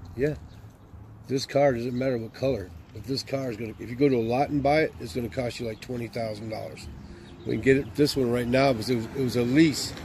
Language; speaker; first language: English; native; English